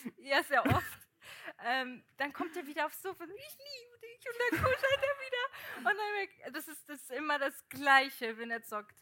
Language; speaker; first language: German; early bilingual, other home language; Portuguese